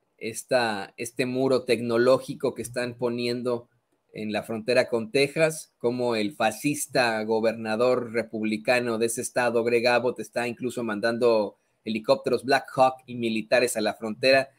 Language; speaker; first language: Spanish; native; Spanish